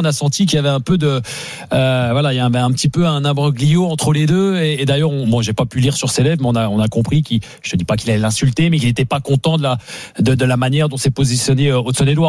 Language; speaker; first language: French; native; French